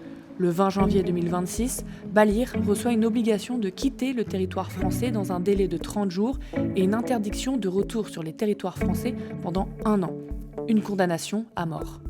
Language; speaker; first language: French; native; French